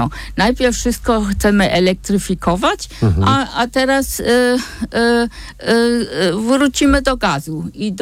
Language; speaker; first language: Polish; non-native, fluent; German